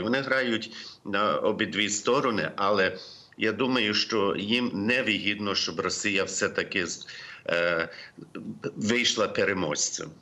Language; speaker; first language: Ukrainian; early bilingual, heritage; Ukrainian